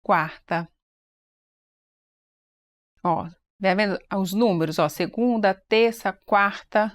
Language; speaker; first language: Portuguese; native; Portuguese